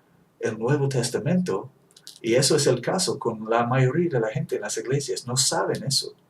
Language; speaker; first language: Spanish; non-native, fluent; English